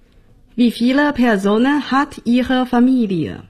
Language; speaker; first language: German; non-native, fluent; Chinese